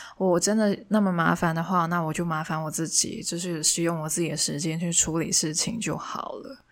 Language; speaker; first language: Chinese; non-native, local second language; Cantonese